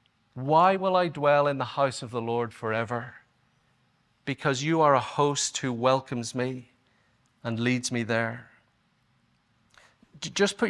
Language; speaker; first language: English; native; English